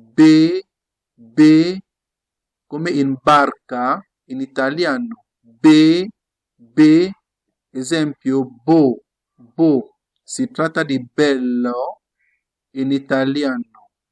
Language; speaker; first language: Italian; non-native, fluent; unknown